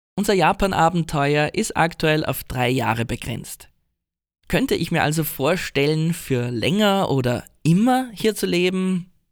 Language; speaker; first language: German; native; German